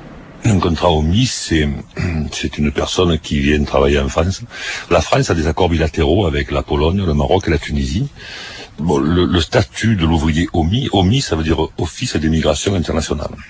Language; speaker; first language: French; native; French